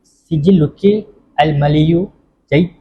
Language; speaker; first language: Arabic; non-native, learner; Malay